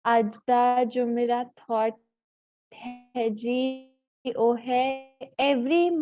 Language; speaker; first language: Hindi; non-native, local second language; Punjabi